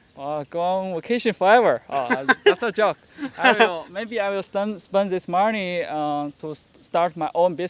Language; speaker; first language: English; non-native, learner; Chinese